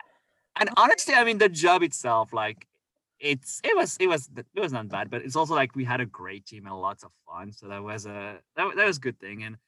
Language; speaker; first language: English; non-native, fluent; French